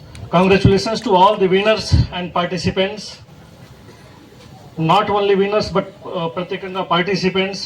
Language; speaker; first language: English; non-native, local second language; Telugu